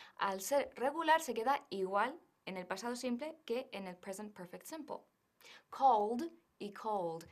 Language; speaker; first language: Spanish; native; Spanish